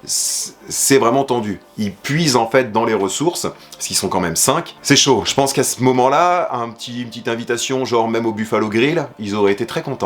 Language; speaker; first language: French; native; French